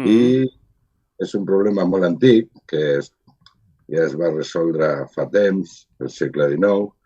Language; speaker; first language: Catalan; non-native, local second language; Spanish